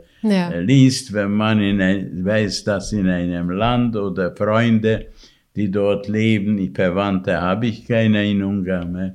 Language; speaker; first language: German; non-native, fluent; Hungarian